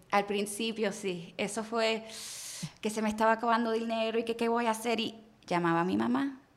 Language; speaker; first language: Spanish; early bilingual, heritage; Spanish